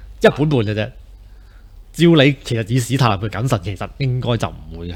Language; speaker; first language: Cantonese; native; Cantonese